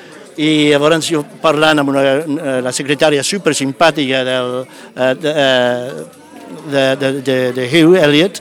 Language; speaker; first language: Catalan; non-native, fluent; English